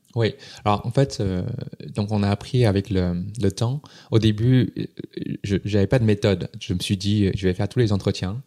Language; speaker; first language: French; non-native, fluent; Chinese